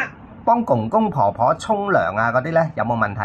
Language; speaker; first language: Cantonese; native; Cantonese